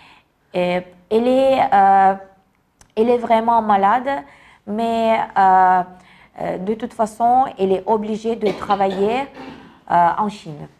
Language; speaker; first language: French; non-native, learner; Kazakh